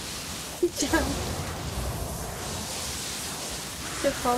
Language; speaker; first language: English; non-native, learner; Japanese